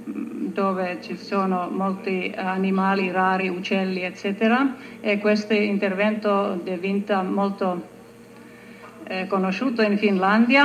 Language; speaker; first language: Italian; non-native, learner; Finnish